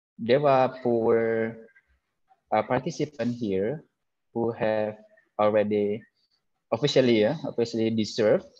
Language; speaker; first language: English; non-native, fluent; Indonesian